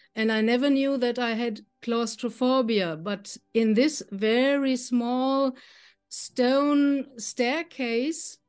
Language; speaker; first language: English; non-native, fluent; German